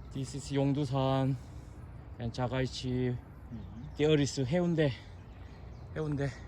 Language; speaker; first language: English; non-native, learner; Korean